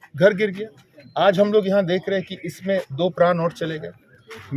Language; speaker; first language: Hindi; non-native, local second language; Bangla